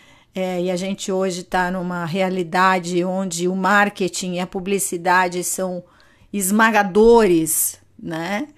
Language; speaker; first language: Portuguese; native; Portuguese